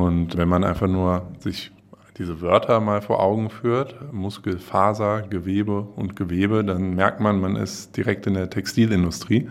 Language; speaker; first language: German; native; German